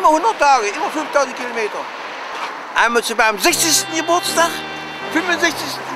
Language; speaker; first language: German; native; German